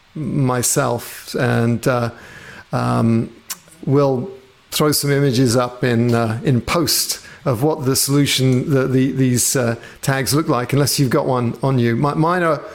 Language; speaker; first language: English; native; English